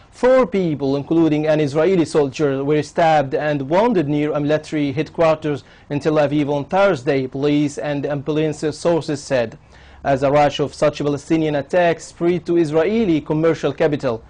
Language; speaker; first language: English; non-native, local second language; Arabic